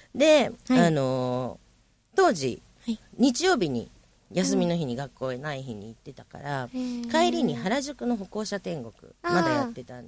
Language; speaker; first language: Japanese; native; Japanese